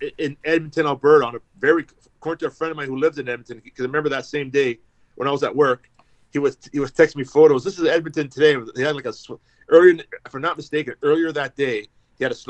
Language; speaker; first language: English; native; English